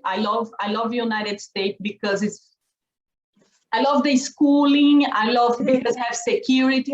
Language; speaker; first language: English; non-native, learner; Portuguese